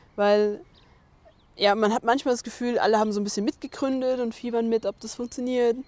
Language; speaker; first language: German; native; German